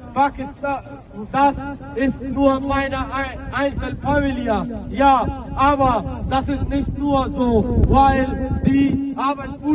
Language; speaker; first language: German; non-native, learner; Baluchi